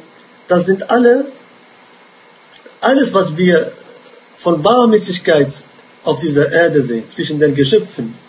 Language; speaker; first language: German; non-native, fluent; Arabic